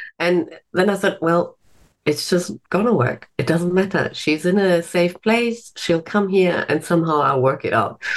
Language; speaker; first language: English; non-native, fluent; German